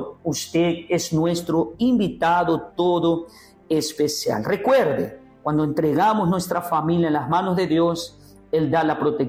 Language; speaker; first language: Spanish; native; Spanish